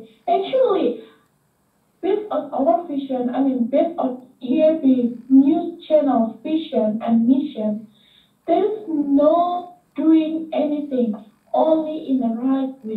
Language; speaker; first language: English; non-native, learner; Indonesian